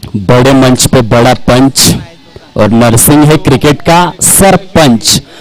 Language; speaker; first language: Hindi; non-native, local second language; Marathi